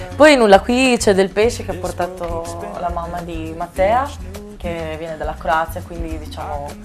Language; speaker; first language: Italian; early bilingual, other home language; Albanian